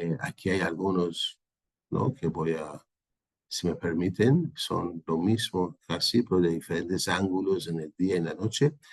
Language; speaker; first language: Spanish; non-native, fluent; Persian